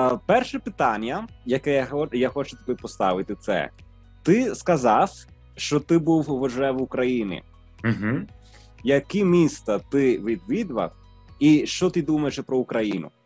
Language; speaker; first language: Ukrainian; non-native, fluent; Italian